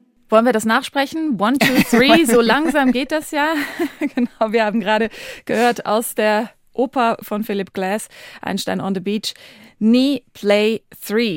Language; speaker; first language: German; native; German